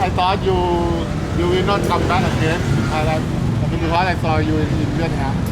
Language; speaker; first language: English; non-native, learner; Thai